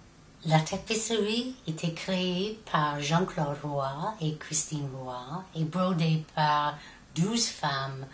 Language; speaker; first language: French; non-native, local second language; English